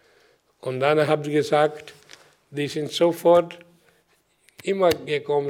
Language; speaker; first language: German; non-native, learner; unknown